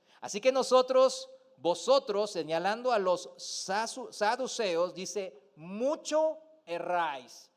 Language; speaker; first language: Spanish; non-native, fluent; Korean